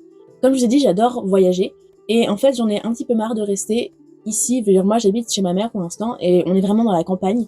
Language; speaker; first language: French; native; French